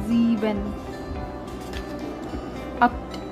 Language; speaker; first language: German; non-native, fluent; Marathi